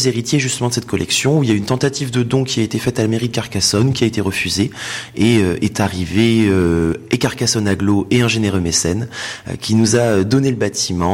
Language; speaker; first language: French; native; French